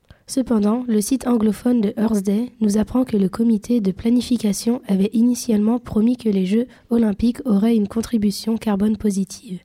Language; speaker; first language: French; native; French